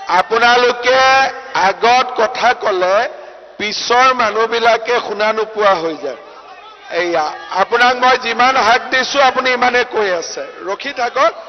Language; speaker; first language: Assamese; native; Assamese